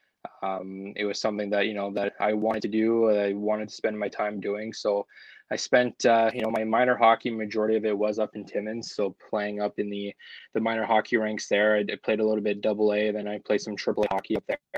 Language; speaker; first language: English; native; English